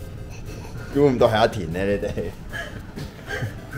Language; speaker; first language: Cantonese; native; Cantonese